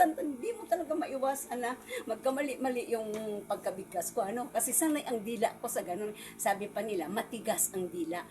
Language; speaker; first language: Filipino; non-native, local second language; Cebuano